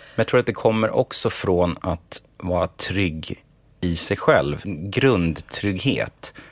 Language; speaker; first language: Swedish; native; Swedish